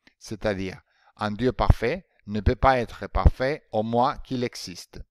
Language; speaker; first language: French; non-native, fluent; Spanish